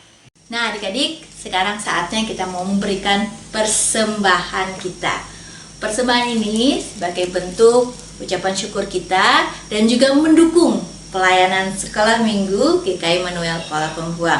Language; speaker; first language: Indonesian; native; Indonesian